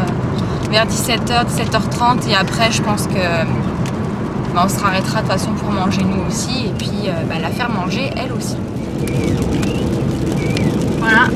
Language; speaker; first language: French; native; French